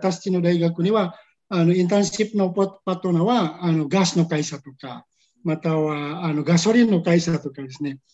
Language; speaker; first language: Japanese; non-native, fluent; Indonesian